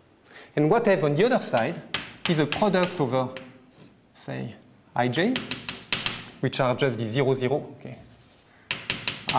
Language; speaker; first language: English; non-native, fluent; French